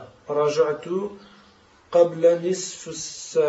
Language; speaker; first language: Arabic; non-native, learner; French